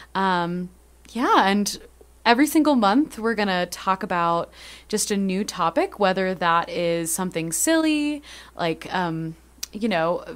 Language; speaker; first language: English; native; English